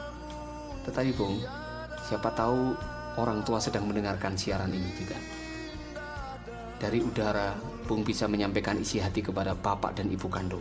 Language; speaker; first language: Indonesian; native; Indonesian